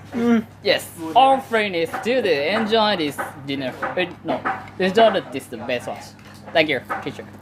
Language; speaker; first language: English; non-native, learner; Thai